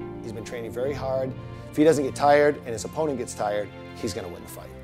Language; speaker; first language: English; native; English